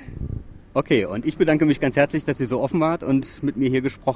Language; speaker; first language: German; native; German